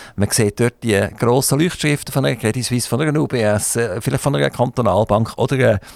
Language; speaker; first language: German; native; German